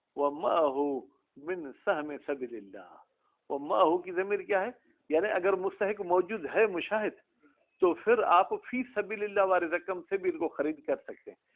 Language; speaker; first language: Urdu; non-native, local second language; Sindhi